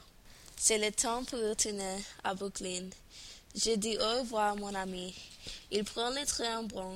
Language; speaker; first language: French; non-native, learner; English